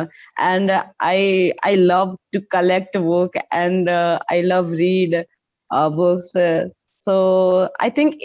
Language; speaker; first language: English; non-native, learner; Hindi